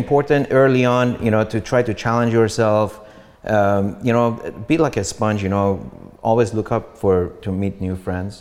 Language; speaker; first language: English; non-native, fluent; Persian